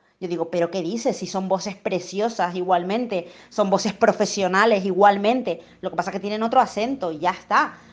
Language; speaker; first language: Spanish; native; Spanish